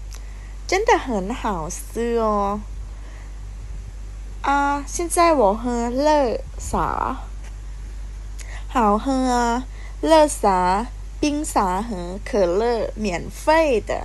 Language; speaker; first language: Chinese; non-native, learner; Lao